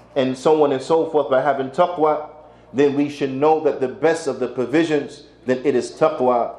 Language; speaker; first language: English; native; English